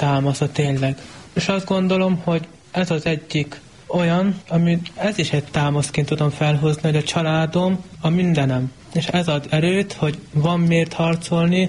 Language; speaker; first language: Hungarian; native; Hungarian